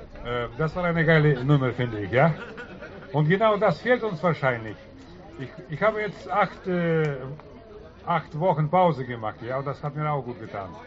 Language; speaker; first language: German; non-native, fluent; Russian